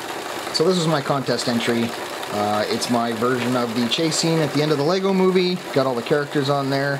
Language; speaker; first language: English; native; English